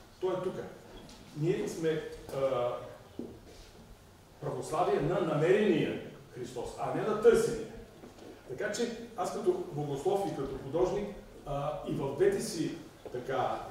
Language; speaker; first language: Bulgarian; native; Bulgarian